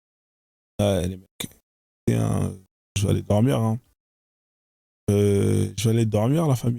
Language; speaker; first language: French; native; French